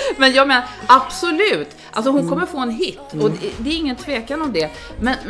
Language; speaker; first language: Swedish; native; Swedish